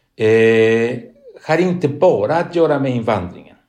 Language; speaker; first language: Swedish; non-native, fluent; Spanish